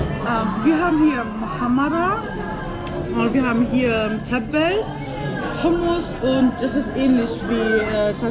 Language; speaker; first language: German; early bilingual, other home language; Arabic